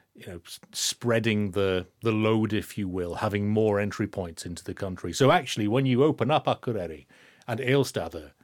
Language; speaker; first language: English; native; English